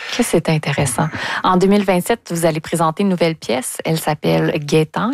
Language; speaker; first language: French; native; French